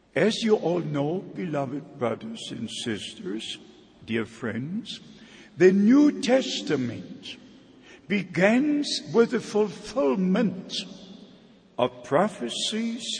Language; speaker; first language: English; non-native, fluent; German